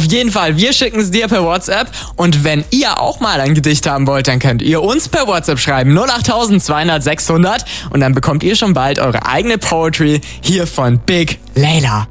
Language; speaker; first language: German; native; German